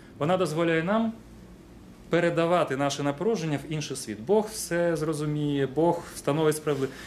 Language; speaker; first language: Ukrainian; non-native, local second language; Russian